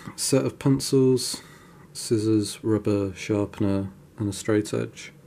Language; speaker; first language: English; native; English